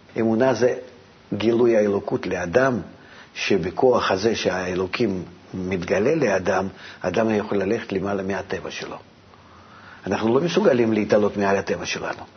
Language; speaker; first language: Hebrew; non-native, fluent; Russian